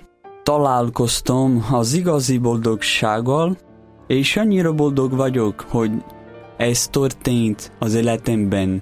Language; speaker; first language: Hungarian; non-native, learner; Portuguese